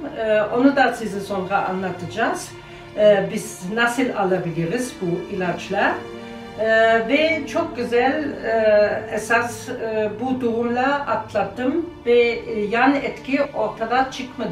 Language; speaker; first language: Turkish; non-native, learner; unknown